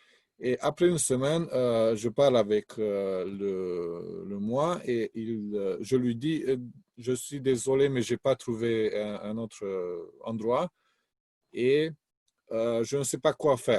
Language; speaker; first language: French; non-native, fluent; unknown